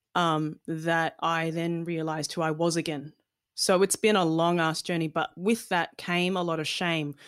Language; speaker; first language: English; native; English